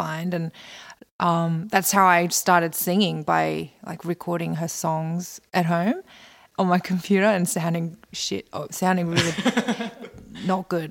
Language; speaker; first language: English; non-native, local second language; Korean